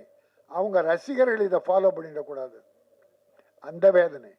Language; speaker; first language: Tamil; native; Tamil